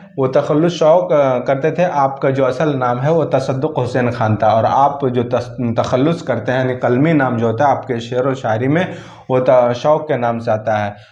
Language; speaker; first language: Urdu; native; Urdu